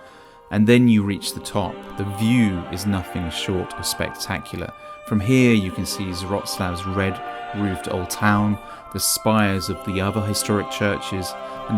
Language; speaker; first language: English; native; English